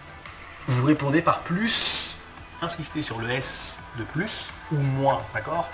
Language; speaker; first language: French; native; French